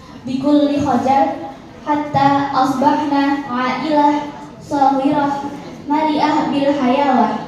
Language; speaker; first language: Arabic; non-native, learner; Indonesian